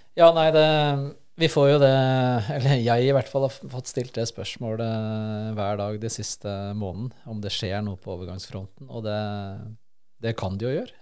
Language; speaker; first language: Norwegian; early bilingual, other home language; Spanish